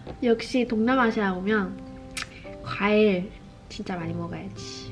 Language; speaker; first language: Korean; non-native, fluent; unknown